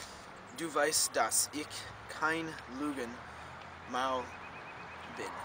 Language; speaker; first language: German; non-native, learner; English